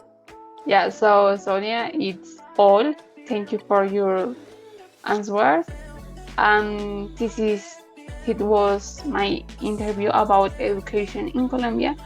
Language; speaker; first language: English; non-native, learner; Spanish